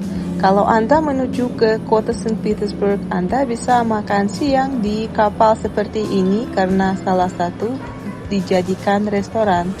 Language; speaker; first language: Indonesian; non-native, fluent; Russian